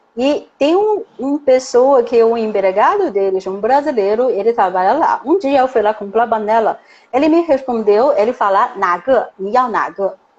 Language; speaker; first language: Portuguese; non-native, learner; Chinese